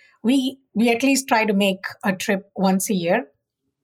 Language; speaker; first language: English; non-native, local second language; Tamil